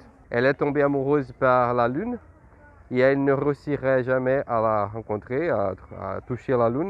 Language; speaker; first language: French; non-native, fluent; Portuguese